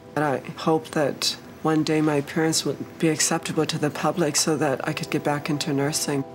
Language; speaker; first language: English; early bilingual, other home language; Vietnamese